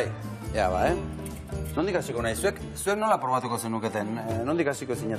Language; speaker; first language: Basque; native; Basque